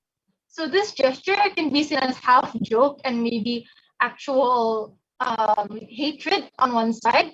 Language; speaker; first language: English; non-native, fluent; Korean